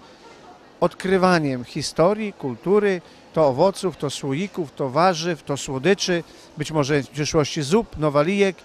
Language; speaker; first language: Polish; native; Polish